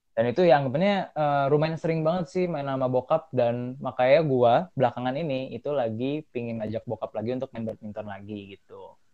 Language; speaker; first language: Indonesian; native; Indonesian